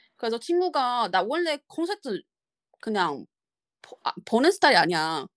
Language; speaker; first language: Korean; non-native, fluent; Chinese